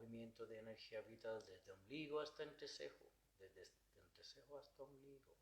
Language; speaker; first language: Spanish; non-native, learner; Bangla